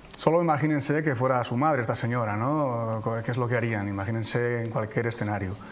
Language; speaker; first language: Spanish; native; Spanish